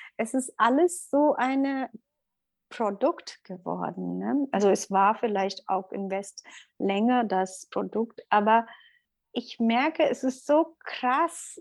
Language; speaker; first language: German; non-native, learner; Tamil